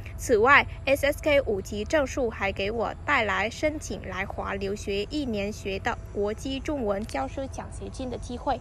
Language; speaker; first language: Chinese; non-native, fluent; Vietnamese